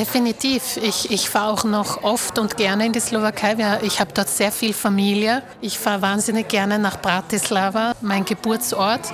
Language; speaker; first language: German; early bilingual, other home language; Slovak